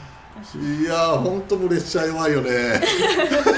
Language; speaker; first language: Japanese; native; Japanese